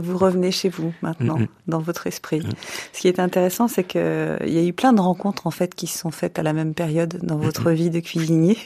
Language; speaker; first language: French; native; French